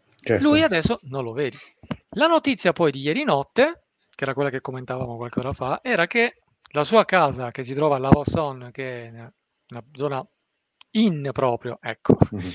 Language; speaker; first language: Italian; early bilingual, other home language; Persian